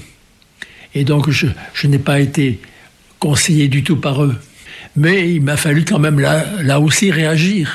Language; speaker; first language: French; native; French